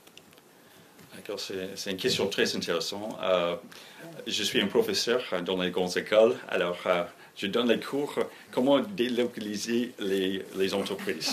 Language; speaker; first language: French; non-native, fluent; English